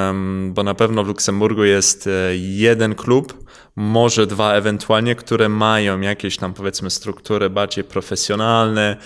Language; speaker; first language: Polish; early bilingual, heritage; Polish